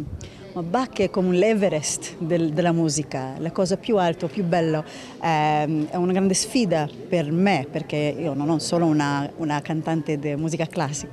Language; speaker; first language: Italian; non-native, learner; Hebrew